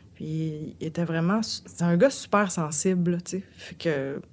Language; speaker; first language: French; native; French